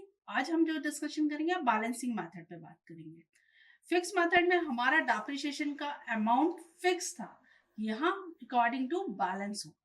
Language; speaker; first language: Hindi; native; Hindi